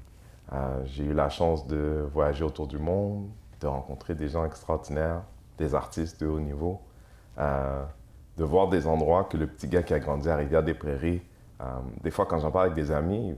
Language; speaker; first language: French; early bilingual, other home language; Haitian Creole